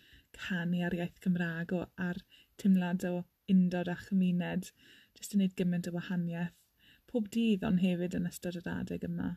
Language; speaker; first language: Welsh; non-native, local second language; English